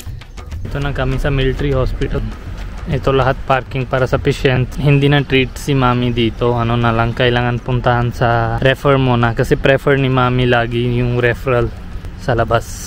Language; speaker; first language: Filipino; non-native, learner; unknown